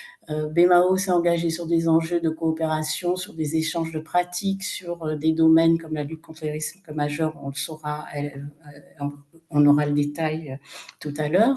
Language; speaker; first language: French; native; French